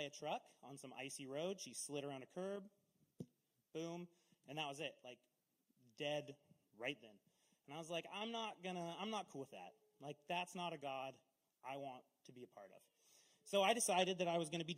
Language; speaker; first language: English; native; English